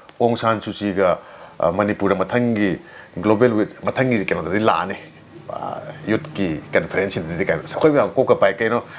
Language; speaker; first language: Manipuri; native; Manipuri